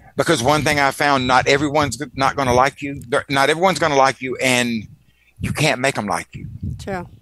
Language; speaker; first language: English; native; English